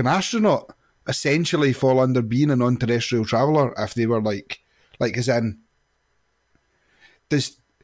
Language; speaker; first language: English; native; English